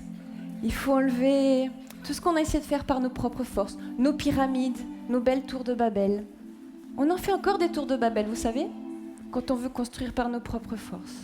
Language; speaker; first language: French; native; French